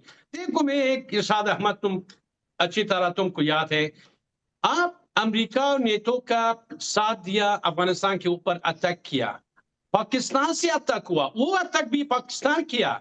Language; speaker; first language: Hindi; non-native, learner; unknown